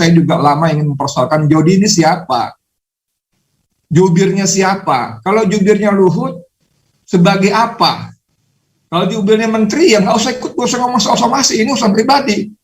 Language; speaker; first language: Indonesian; native; Indonesian